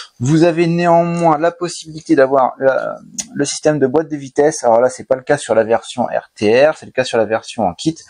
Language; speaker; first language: French; native; French